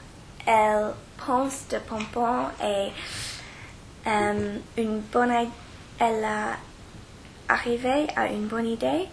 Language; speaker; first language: French; non-native, learner; English